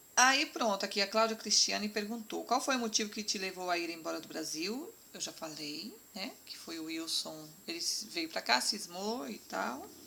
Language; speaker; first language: Portuguese; native; Portuguese